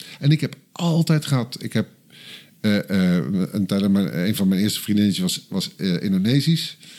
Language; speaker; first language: Dutch; native; Dutch